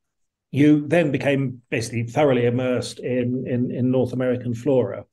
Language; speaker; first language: English; native; English